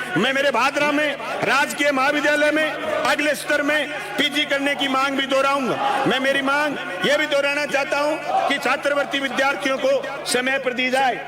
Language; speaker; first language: Hindi; native; Hindi